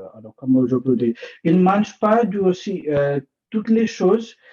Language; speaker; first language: French; non-native, learner; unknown